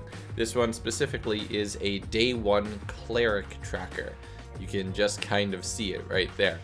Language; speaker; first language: English; native; English